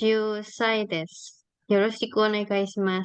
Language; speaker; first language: Japanese; non-native, learner; Indonesian